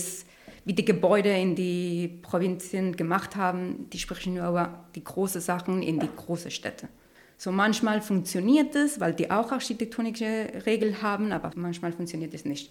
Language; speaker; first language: German; non-native, learner; Spanish